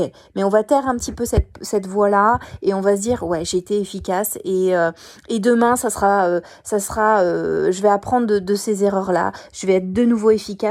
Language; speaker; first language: French; native; French